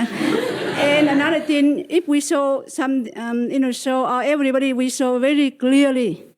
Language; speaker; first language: English; non-native, learner; Vietnamese